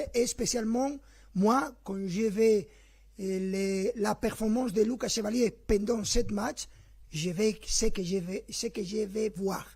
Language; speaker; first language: French; non-native, fluent; Spanish